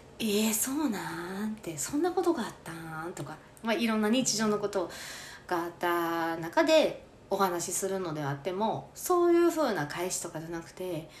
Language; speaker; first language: Japanese; native; Japanese